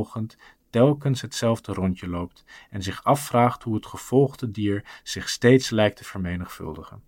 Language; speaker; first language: Dutch; native; Dutch